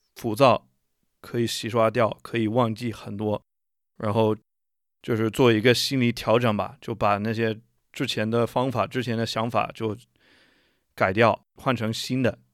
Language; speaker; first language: Chinese; non-native, fluent; English